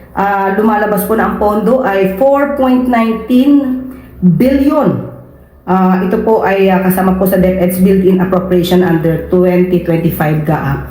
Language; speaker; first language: Filipino; native; Filipino